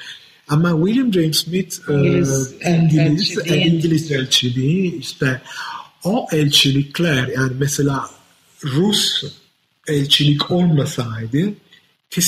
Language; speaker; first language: Turkish; non-native, fluent; Italian